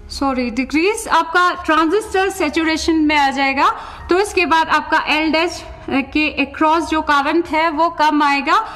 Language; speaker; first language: Hindi; non-native, local second language; Ladakhi